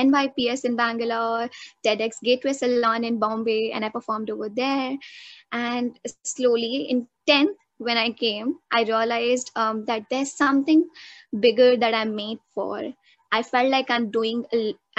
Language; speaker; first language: English; non-native, local second language; Hindi